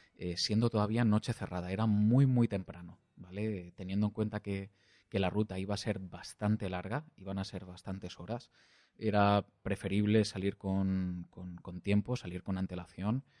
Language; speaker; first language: Spanish; non-native, local second language; Catalan